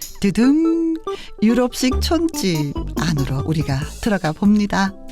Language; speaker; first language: Korean; native; Korean